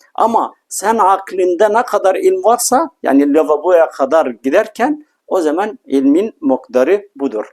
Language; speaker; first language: Turkish; non-native, fluent; Arabic